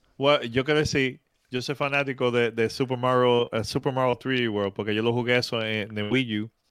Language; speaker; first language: Spanish; early bilingual, heritage; Spanish